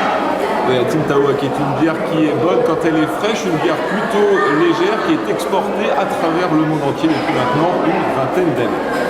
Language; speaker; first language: French; native; French